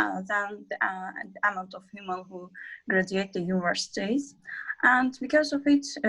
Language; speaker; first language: English; non-native, learner; Azerbaijani